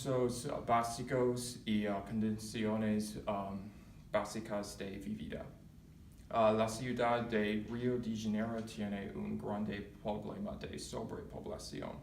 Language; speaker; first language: Spanish; non-native, learner; English